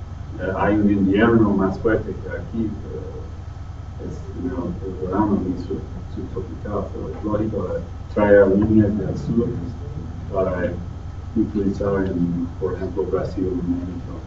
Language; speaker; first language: Spanish; non-native, fluent; English